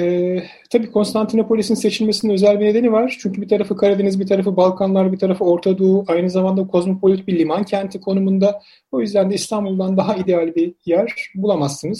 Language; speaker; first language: Turkish; native; Turkish